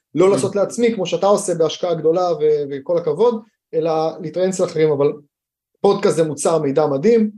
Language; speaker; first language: Hebrew; native; Hebrew